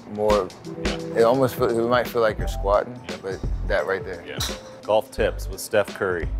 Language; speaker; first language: English; native; English